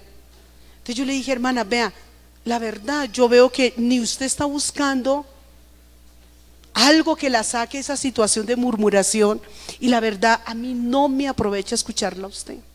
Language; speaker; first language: Spanish; native; Spanish